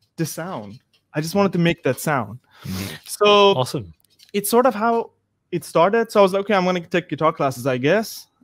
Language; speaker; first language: English; non-native, fluent; Persian